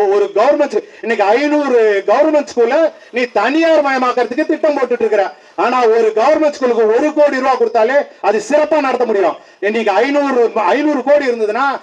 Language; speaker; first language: Tamil; native; Tamil